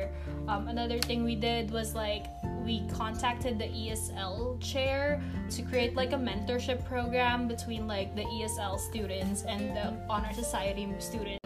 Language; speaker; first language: English; non-native, local second language; Filipino